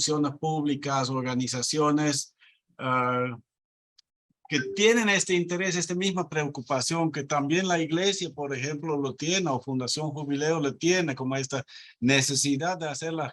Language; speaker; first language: Spanish; non-native, fluent; Dutch